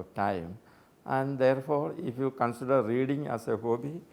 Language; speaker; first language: English; non-native, local second language; Malayalam